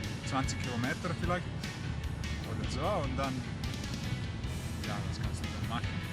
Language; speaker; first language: German; non-native, learner; Serbian